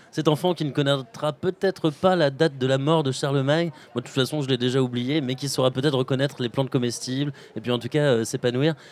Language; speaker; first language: French; native; French